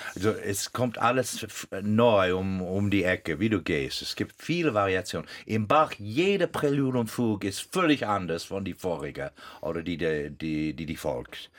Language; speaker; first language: German; non-native, fluent; English